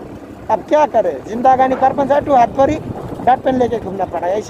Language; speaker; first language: Hindi; non-native, learner; Nepali